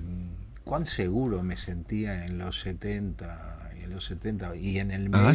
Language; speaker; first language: Spanish; native; Spanish